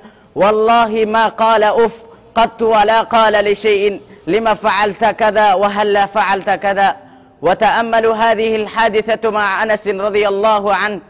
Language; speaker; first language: Arabic; non-native, learner; Urdu